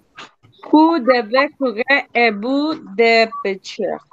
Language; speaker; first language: French; non-native, learner; Spanish